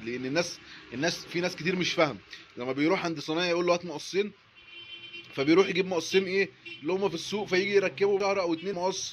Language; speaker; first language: Arabic; native; Arabic